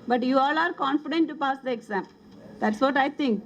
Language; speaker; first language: English; non-native, local second language; Malayalam